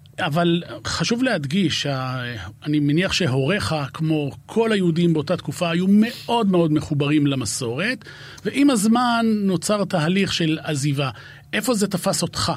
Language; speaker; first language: Hebrew; native; Hebrew